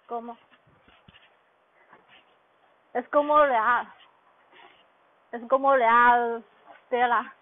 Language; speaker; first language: Spanish; non-native, learner; Chinese